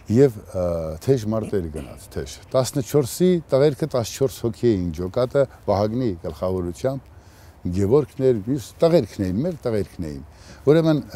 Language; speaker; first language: Armenian; native; Armenian